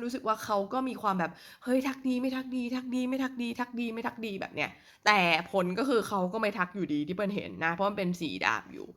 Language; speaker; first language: Thai; native; Thai